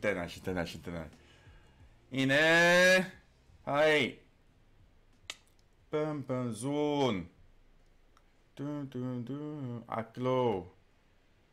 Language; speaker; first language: Japanese; non-native, learner; English